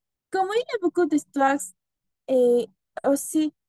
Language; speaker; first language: French; non-native, learner; Spanish